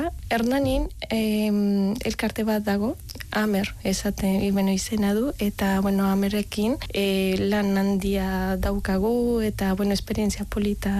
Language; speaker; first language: Basque; non-native, learner; Spanish